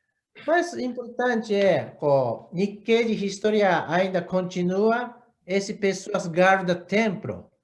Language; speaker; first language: Portuguese; non-native, learner; Japanese